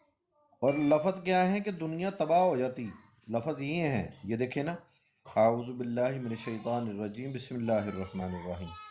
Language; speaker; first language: Hindi; non-native, local second language; Punjabi